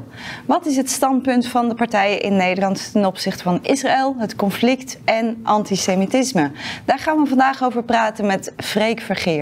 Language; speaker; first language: Dutch; native; Dutch